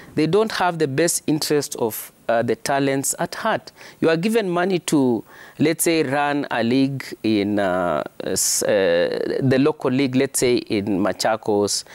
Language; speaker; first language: English; non-native, local second language; Swahili